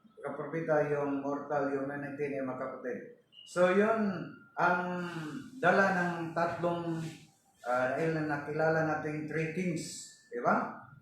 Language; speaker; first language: Filipino; non-native, local second language; Cebuano